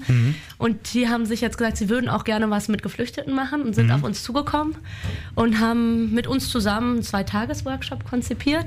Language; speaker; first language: German; native; German